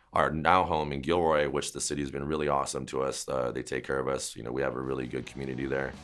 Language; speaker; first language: English; native; English